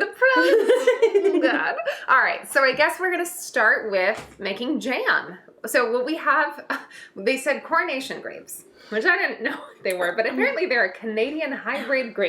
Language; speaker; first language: English; native; English